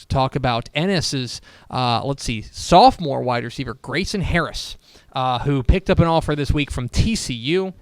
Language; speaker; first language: English; native; English